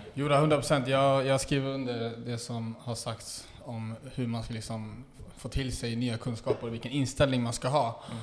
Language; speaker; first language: Swedish; native; Swedish